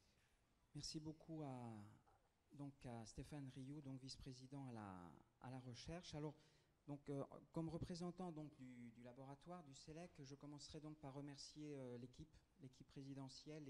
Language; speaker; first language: French; native; French